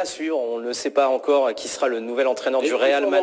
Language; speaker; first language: French; native; French